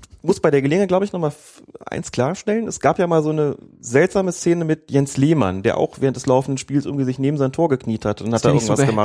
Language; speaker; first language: German; native; German